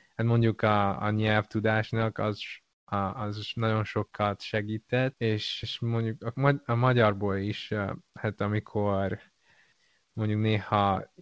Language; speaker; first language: Hungarian; non-native, fluent; Chinese